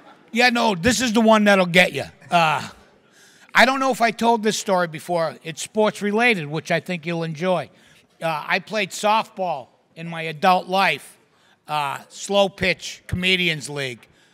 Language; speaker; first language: English; native; English